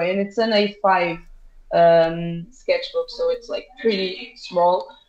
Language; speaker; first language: English; non-native, fluent; Portuguese